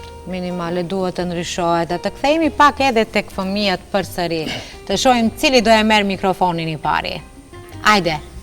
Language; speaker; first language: Albanian; native; Albanian